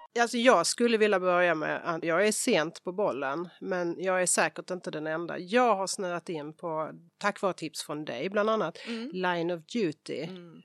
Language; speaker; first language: Swedish; native; Swedish